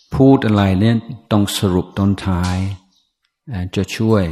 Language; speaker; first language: Thai; non-native, fluent; English